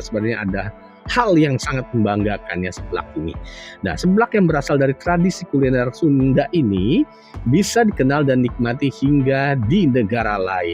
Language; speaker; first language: Indonesian; native; Indonesian